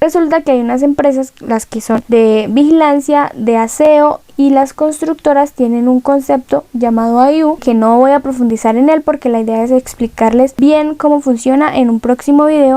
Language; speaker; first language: Spanish; native; Spanish